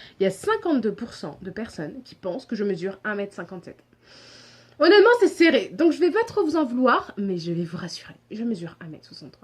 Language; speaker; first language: French; native; French